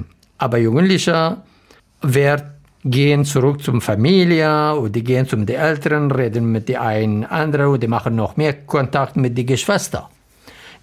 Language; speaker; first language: German; non-native, learner; Arabic